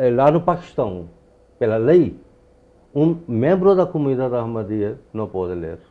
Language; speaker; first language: Portuguese; non-native, fluent; Urdu